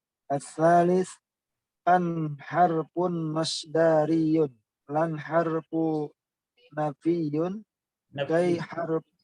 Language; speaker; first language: Arabic; non-native, learner; Indonesian